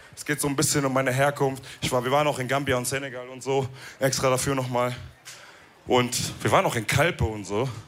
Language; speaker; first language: German; early bilingual, other home language; Wolof